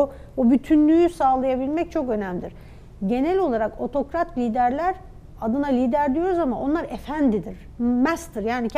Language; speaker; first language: Turkish; native; Turkish